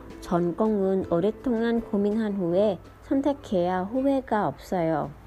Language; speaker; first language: Korean; non-native, fluent; Vietnamese